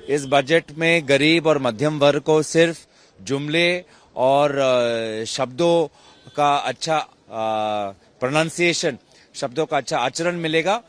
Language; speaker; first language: Hindi; non-native, local second language; Assamese